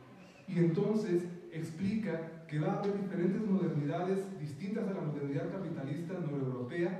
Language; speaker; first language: Spanish; native; Spanish